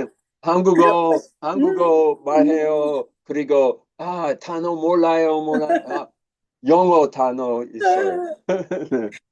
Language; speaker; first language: Korean; non-native, learner; English